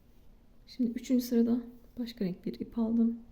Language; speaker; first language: Turkish; native; Turkish